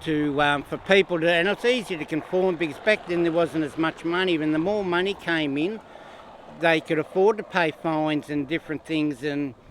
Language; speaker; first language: English; native; English